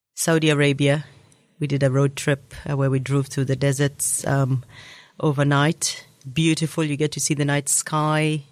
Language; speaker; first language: English; native; English